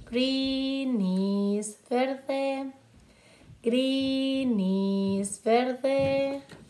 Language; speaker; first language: English; non-native, fluent; Spanish